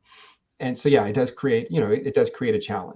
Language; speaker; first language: English; native; English